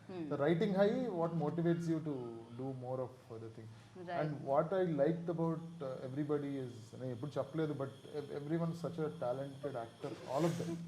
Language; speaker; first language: Telugu; native; Telugu